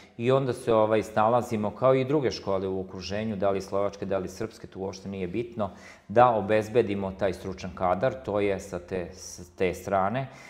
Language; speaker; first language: Croatian; non-native, local second language; Slovak